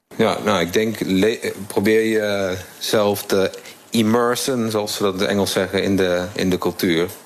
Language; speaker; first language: Dutch; native; Dutch